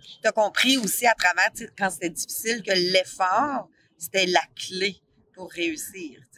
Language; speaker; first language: French; native; French